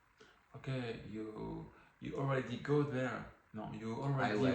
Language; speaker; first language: English; non-native, learner; French